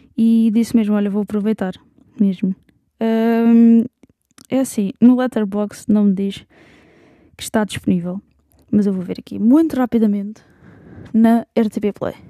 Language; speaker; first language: Portuguese; native; Portuguese